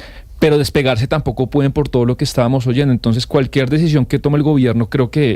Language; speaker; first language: Spanish; native; Spanish